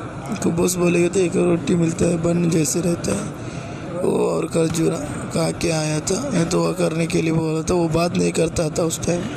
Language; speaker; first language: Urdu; non-native, fluent; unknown